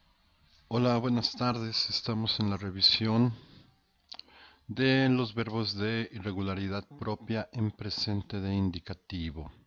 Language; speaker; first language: Spanish; non-native, fluent; Portuguese